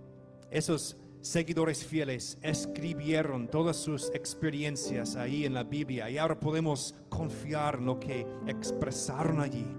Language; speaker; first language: Spanish; non-native, fluent; English